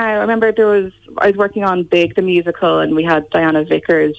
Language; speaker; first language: English; native; English